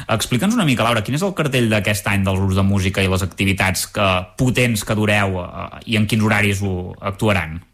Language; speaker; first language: Catalan; native; Catalan